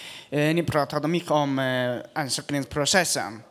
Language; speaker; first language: Swedish; non-native, fluent; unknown